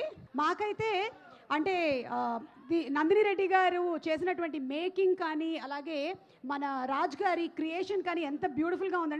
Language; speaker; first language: Telugu; native; Telugu